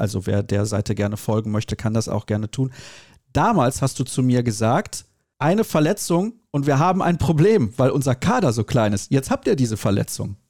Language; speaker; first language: German; native; German